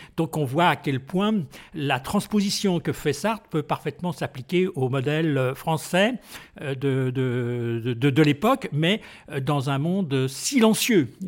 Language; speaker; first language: French; native; French